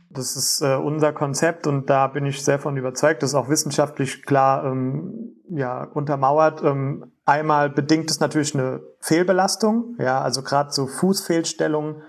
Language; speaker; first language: German; native; German